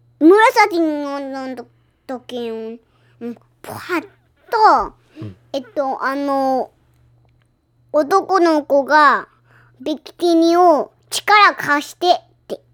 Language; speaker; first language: Japanese; early bilingual, heritage; Japanese